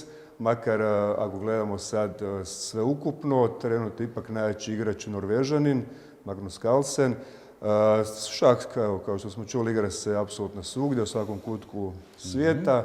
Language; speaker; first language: Croatian; native; Croatian